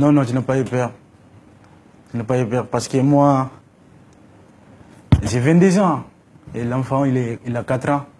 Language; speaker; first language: French; non-native, learner; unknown